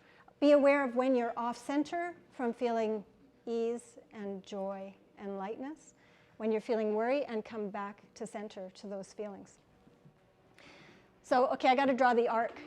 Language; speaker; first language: English; native; English